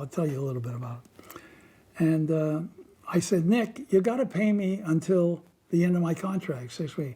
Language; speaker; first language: English; native; English